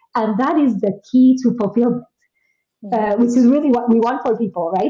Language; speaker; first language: English; non-native, fluent; Spanish